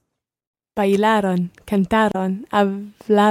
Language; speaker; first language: Spanish; non-native, learner; English